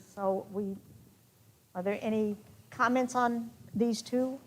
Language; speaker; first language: English; native; English